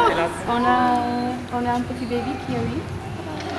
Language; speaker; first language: French; non-native, learner; English